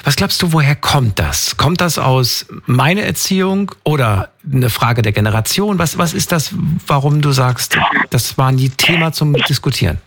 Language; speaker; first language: German; native; German